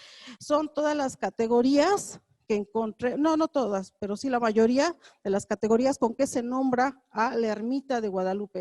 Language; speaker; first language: Spanish; native; Spanish